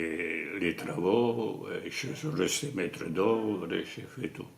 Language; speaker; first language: French; non-native, fluent; Italian